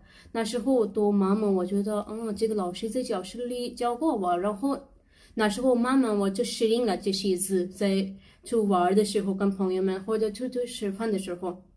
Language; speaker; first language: Chinese; non-native, learner; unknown